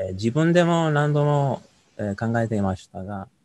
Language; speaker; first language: Japanese; non-native, learner; Greek